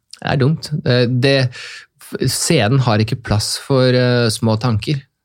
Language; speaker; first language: Norwegian; early bilingual, other home language; Russian